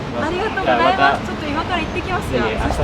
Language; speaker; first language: Japanese; native; Japanese